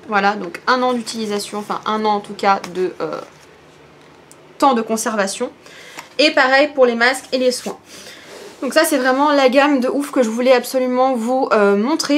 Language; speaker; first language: French; native; French